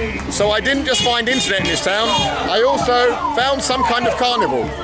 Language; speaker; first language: English; native; English